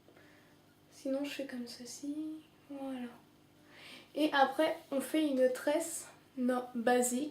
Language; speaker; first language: French; native; French